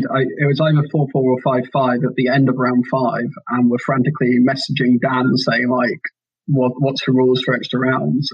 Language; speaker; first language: English; native; English